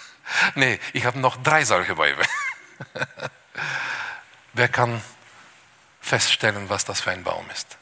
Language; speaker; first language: German; non-native, fluent; Bulgarian